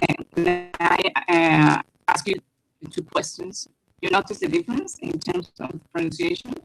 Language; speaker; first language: English; non-native, learner; Spanish